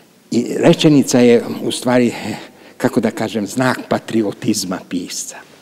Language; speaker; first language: Serbian; non-native, local second language; Hungarian